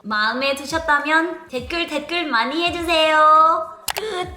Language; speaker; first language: Korean; non-native, learner; Thai